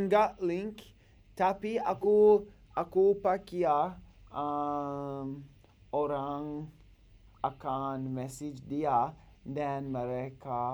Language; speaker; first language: Indonesian; non-native, learner; English